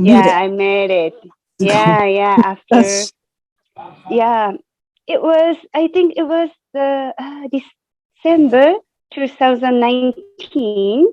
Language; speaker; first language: English; non-native, fluent; Japanese